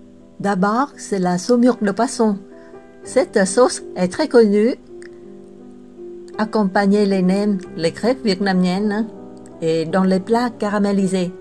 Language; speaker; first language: French; non-native, fluent; Vietnamese